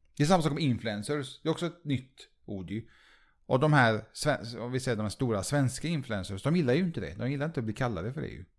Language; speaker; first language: Swedish; early bilingual, other home language; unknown